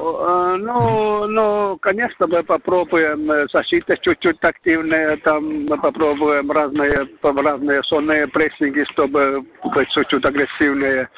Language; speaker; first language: Russian; non-native, learner; Estonian